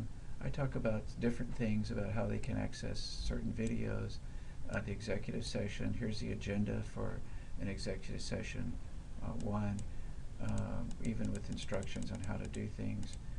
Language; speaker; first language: English; native; English